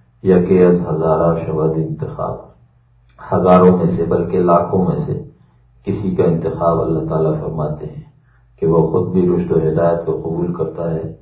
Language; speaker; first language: Urdu; native; Urdu